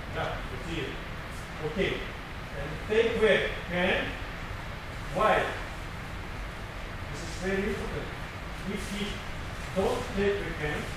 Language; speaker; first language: English; non-native, learner; Russian